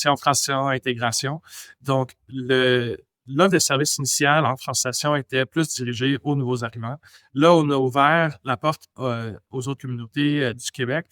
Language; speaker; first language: French; non-native, local second language; English